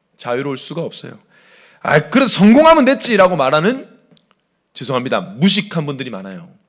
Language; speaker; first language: Korean; native; Korean